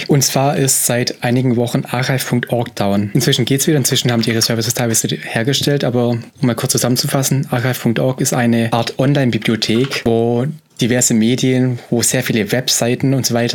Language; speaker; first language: German; native; German